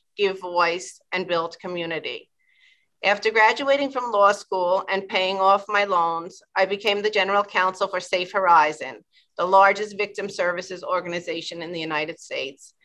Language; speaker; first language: English; native; English